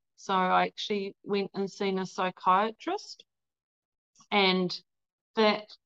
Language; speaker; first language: English; native; English